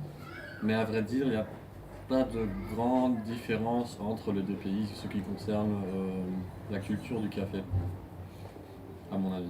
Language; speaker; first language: French; non-native, fluent; German